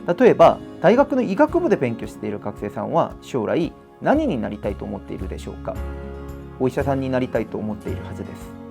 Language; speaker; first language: Japanese; non-native, fluent; Korean